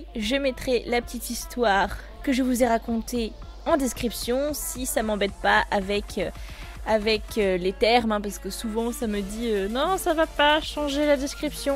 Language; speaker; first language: French; native; French